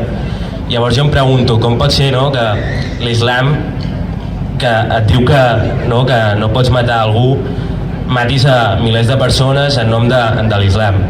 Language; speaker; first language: Catalan; early bilingual, other home language; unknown